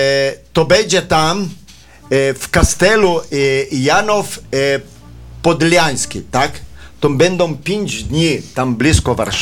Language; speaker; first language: Polish; early bilingual, heritage; Polish